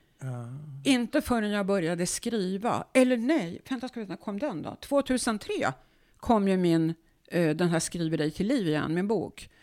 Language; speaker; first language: Swedish; native; Swedish